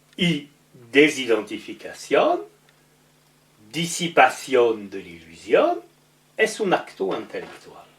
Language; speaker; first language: Spanish; non-native, learner; French